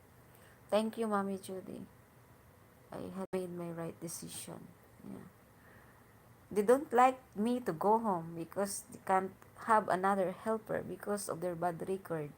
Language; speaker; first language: English; non-native, learner; Hiligaynon